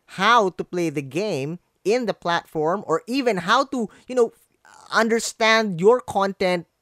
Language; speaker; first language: English; non-native, local second language; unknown